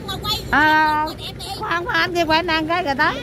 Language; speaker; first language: Vietnamese; native; Vietnamese